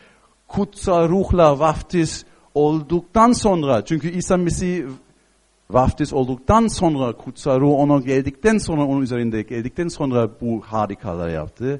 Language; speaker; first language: Turkish; non-native, fluent; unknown